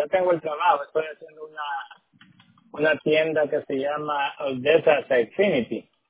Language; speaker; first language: Spanish; native; Spanish